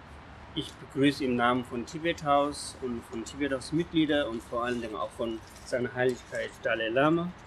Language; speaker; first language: German; non-native, fluent; Tibetan